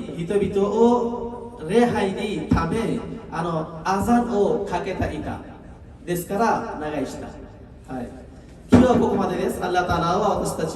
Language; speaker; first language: Japanese; non-native, learner; Bangla